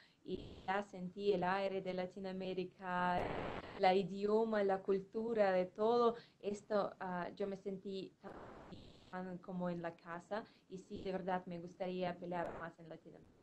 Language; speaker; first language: Spanish; non-native, fluent; Russian